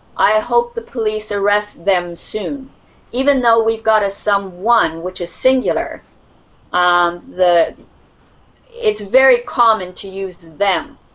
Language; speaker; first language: English; native; English